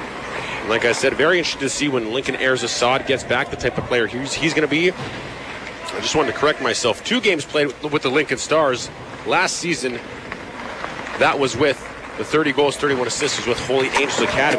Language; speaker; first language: English; native; English